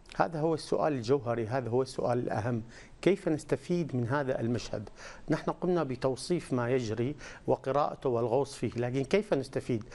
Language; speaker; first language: Arabic; native; Arabic